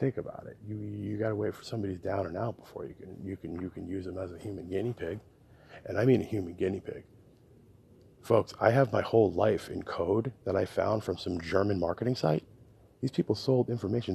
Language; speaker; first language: English; native; English